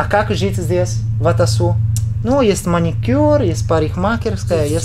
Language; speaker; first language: Russian; non-native, learner; Italian